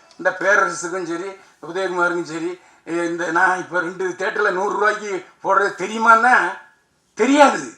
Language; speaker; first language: Tamil; native; Tamil